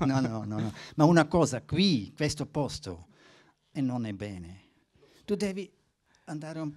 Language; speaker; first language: Italian; non-native, learner; German